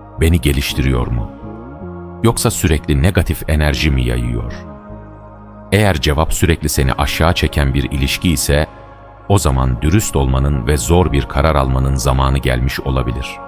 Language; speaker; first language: Turkish; native; Turkish